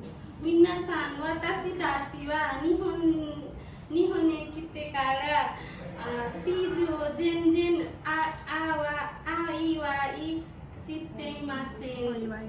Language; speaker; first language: Japanese; non-native, learner; Nepali